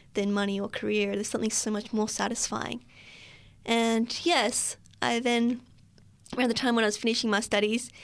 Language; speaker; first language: English; native; English